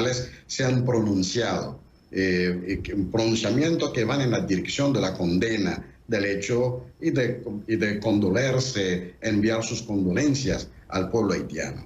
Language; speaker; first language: Spanish; non-native, fluent; Haitian Creole